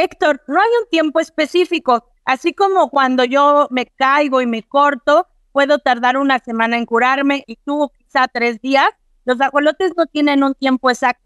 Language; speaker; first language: Spanish; native; Spanish